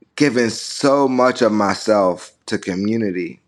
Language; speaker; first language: English; native; English